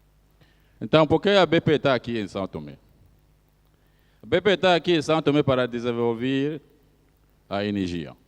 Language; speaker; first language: Portuguese; non-native, fluent; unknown